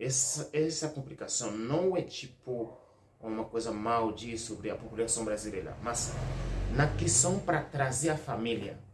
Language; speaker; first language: Portuguese; non-native, learner; Haitian Creole